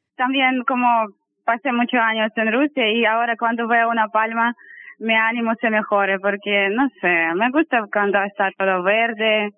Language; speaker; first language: Spanish; non-native, learner; Russian